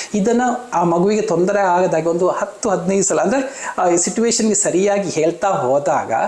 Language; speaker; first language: Kannada; non-native, local second language; Malayalam